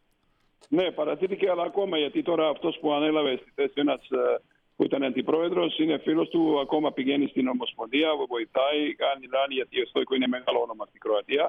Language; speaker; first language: Greek; non-native, fluent; Slovenian